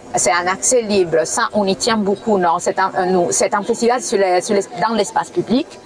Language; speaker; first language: French; non-native, fluent; Italian